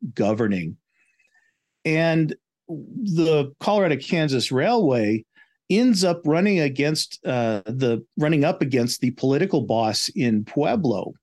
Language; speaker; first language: English; native; English